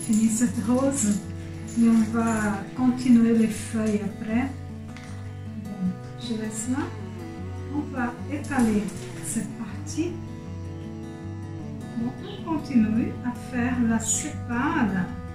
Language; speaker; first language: French; non-native, fluent; Portuguese